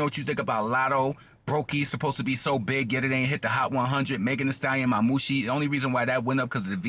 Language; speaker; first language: English; native; English